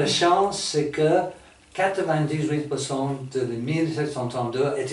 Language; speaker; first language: French; non-native, fluent; English